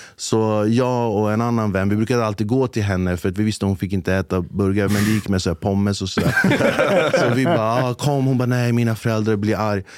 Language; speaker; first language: Swedish; early bilingual, other home language; Kurdish